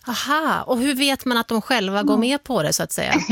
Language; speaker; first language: Swedish; native; Swedish